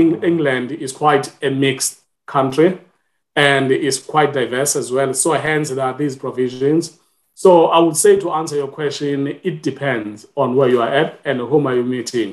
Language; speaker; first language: English; non-native, local second language; Xhosa